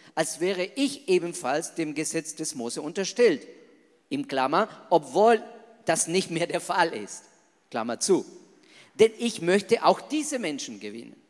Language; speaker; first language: German; non-native, fluent; Spanish